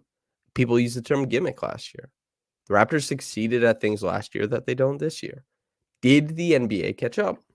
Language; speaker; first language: English; native; English